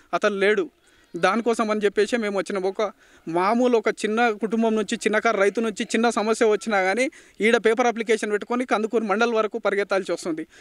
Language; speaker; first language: Telugu; native; Telugu